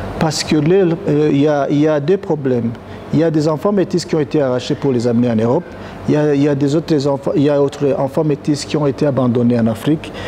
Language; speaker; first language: French; non-native, local second language; Rundi